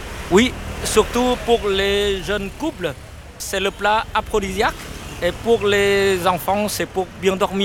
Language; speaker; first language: French; non-native, fluent; Vietnamese